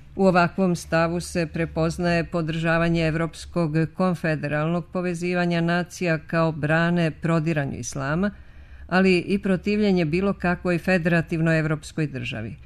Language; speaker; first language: Bosnian; native; Bosnian